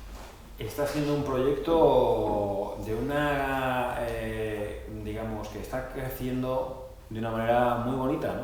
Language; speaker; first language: Spanish; native; Spanish